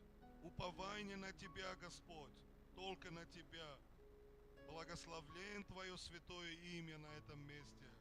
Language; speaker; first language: Russian; non-native, fluent; Armenian